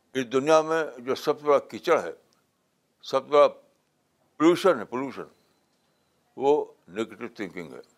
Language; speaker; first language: Urdu; native; Urdu